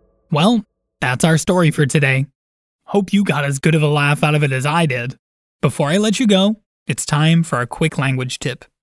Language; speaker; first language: English; native; English